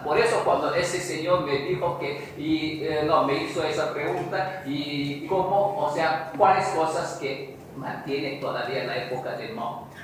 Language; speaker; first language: Spanish; non-native, fluent; Chinese